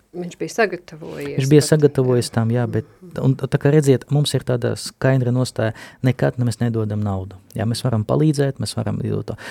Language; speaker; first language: Latvian; non-native, local second language; Russian